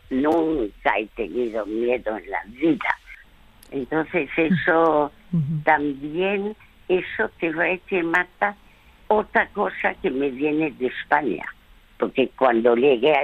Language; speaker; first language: Spanish; early bilingual, other home language; French